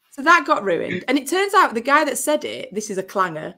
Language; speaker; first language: English; native; English